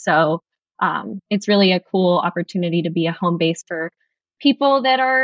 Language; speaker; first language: English; native; English